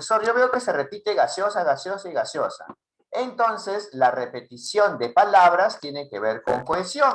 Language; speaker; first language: Spanish; native; Spanish